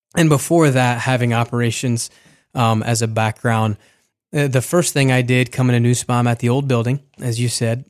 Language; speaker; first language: English; early bilingual, other home language; Spanish